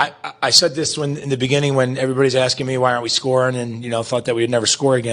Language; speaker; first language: English; native; English